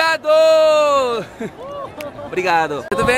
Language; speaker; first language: Portuguese; non-native, learner; Japanese